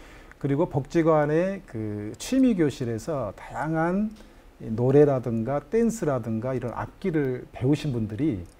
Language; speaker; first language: Korean; native; Korean